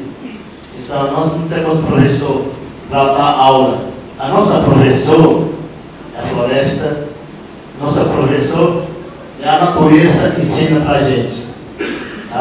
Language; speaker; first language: Portuguese; non-native, local second language; Yanomámi